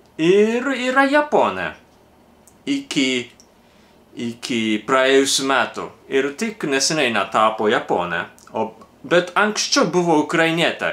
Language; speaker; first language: Lithuanian; non-native, fluent; Japanese